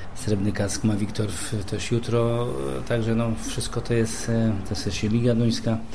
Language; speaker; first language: Polish; native; Polish